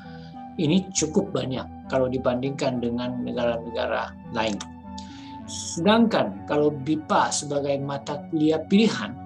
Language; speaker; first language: Indonesian; non-native, fluent; Japanese